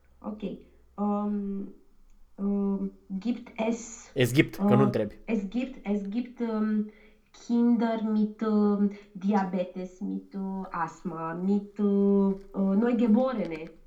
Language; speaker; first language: German; non-native, learner; Romanian